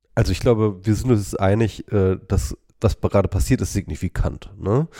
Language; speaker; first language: German; native; German